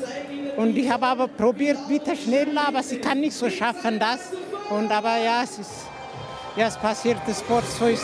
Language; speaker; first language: German; non-native, learner; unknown